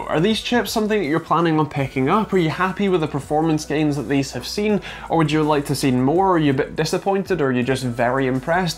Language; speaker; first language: English; native; English